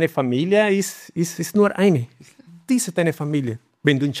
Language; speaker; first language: German; non-native, learner; Spanish